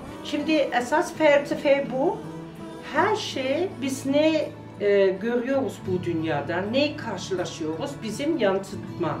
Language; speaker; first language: Turkish; non-native, learner; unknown